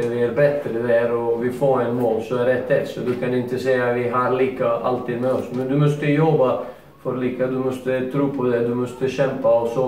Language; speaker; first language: Swedish; non-native, learner; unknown